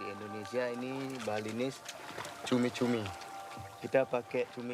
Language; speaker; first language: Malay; non-native, local second language; Balinese